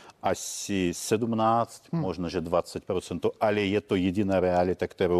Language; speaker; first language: Czech; non-native, fluent; Russian